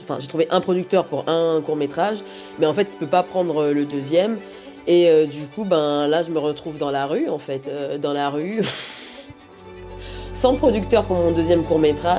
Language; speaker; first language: French; native; French